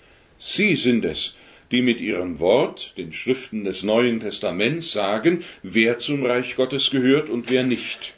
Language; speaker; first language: German; native; German